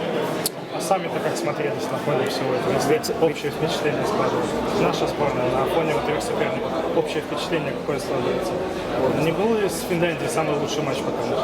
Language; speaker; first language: Russian; native; Russian